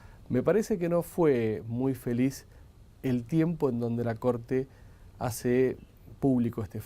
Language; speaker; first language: Spanish; native; Spanish